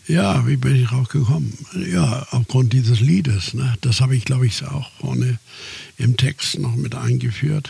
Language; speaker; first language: German; native; German